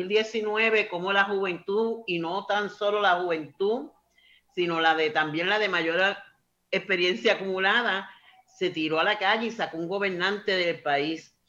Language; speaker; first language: Spanish; native; Spanish